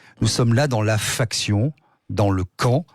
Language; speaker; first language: French; native; French